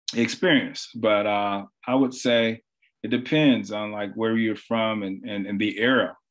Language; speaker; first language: English; native; English